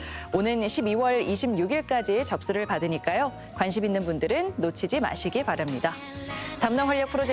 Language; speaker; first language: Korean; native; Korean